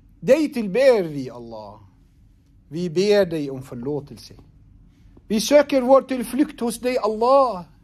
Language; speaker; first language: Swedish; non-native, fluent; Arabic